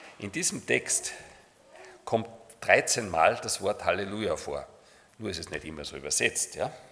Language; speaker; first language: German; native; German